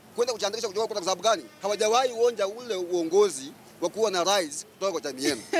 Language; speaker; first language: Swahili; non-native, local second language; Luyia